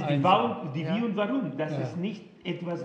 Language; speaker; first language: German; non-native, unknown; Spanish